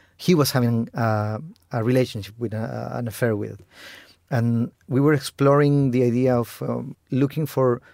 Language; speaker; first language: English; non-native, fluent; Spanish